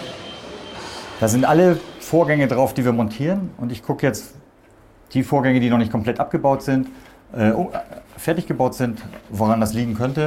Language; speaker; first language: German; native; German